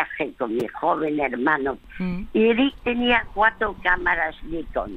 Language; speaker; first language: Spanish; early bilingual, other home language; French